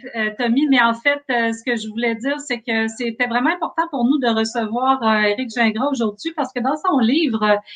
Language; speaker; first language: French; native; French